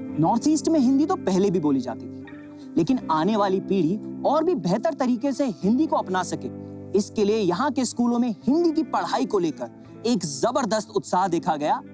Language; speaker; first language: Hindi; native; Hindi